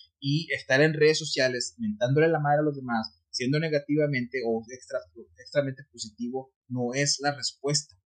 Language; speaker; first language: Spanish; early bilingual, heritage; Spanish